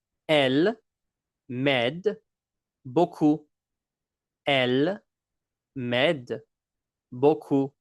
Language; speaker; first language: French; non-native, local second language; English